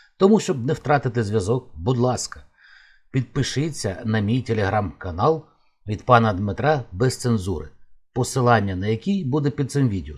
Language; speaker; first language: Ukrainian; native; Ukrainian